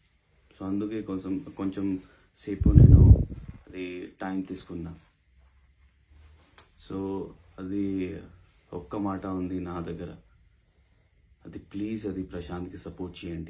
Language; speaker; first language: Telugu; non-native, local second language; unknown